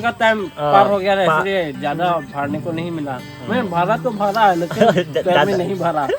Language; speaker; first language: Hindi; non-native, local second language; Karbi